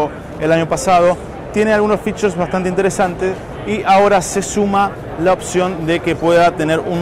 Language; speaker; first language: Spanish; native; Spanish